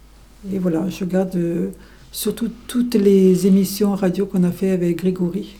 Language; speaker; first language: French; native; French